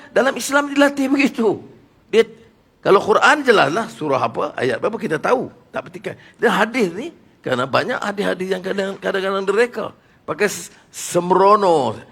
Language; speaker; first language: Malay; native; Malay